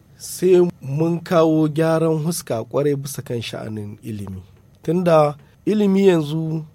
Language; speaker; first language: Hausa; native; Hausa